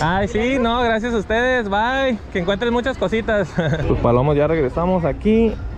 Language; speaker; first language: Spanish; early bilingual, heritage; Spanish